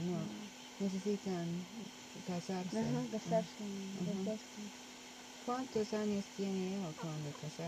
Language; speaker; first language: Spanish; non-native, learner; English